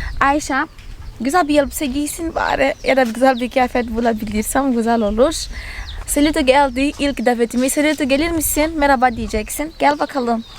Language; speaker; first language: Turkish; non-native, fluent; Portuguese